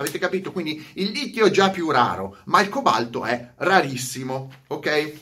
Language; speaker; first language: Italian; native; Italian